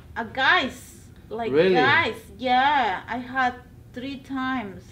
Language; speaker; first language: English; non-native, fluent; Spanish